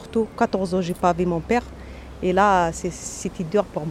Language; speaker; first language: French; non-native, local second language; Arabic